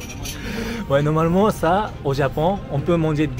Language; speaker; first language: French; non-native, learner; Japanese